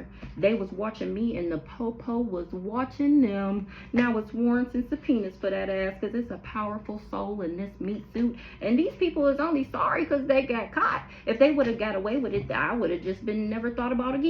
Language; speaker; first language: English; native; English